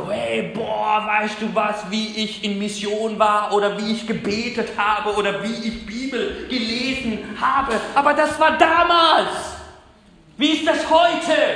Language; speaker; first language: German; non-native, fluent; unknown